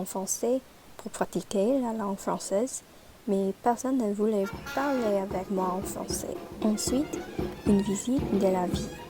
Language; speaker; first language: French; non-native, learner; English